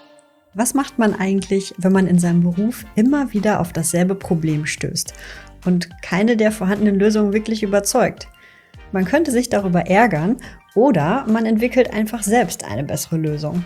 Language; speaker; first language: German; native; German